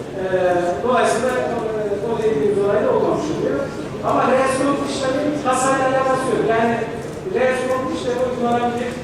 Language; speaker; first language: Turkish; native; Turkish